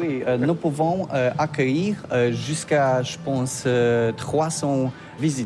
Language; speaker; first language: French; non-native, learner; Polish